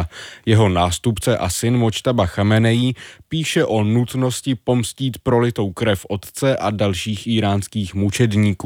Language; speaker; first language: Czech; native; Czech